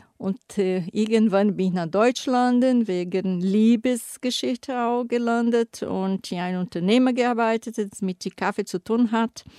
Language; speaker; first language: German; non-native, fluent; Portuguese